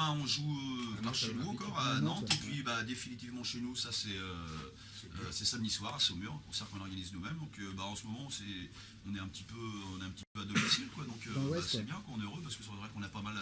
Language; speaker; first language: French; native; French